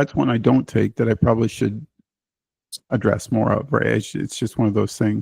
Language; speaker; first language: English; native; English